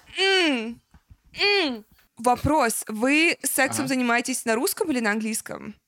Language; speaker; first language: Russian; native; Russian